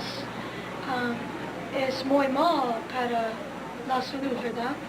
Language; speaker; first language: Spanish; non-native, learner; English